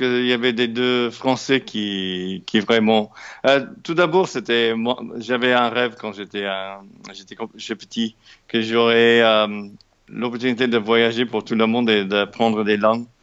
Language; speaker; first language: French; non-native, fluent; English